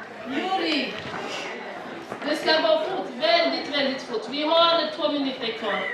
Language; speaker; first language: Swedish; non-native, fluent; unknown